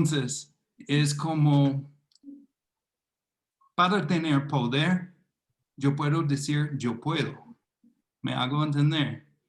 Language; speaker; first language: Spanish; non-native, fluent; English